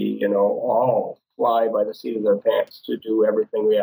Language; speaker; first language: English; native; English